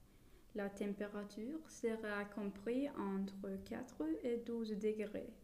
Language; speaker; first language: French; non-native, learner; Swedish